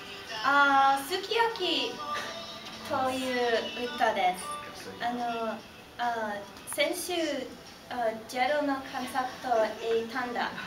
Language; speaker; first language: Japanese; non-native, learner; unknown